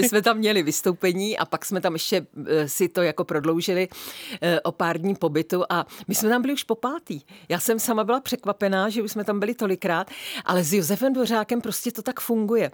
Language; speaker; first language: Czech; native; Czech